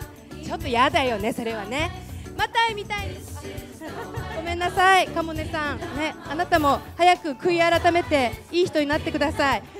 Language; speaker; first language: Japanese; native; Japanese